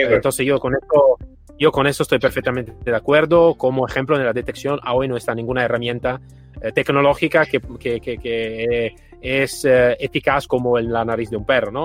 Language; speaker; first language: Spanish; non-native, fluent; Italian